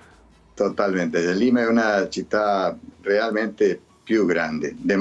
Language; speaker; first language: Italian; early bilingual, heritage; Spanish